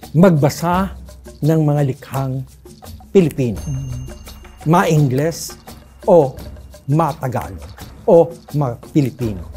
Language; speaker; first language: Filipino; native; Filipino